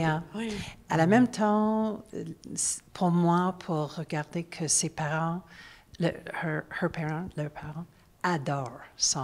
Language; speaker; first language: French; non-native, learner; English